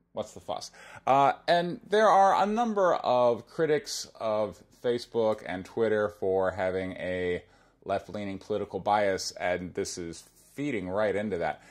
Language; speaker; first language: English; native; English